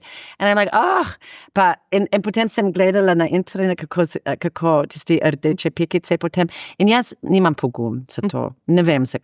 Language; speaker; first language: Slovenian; non-native, fluent; English